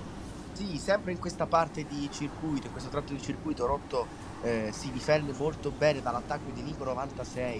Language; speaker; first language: Italian; native; Italian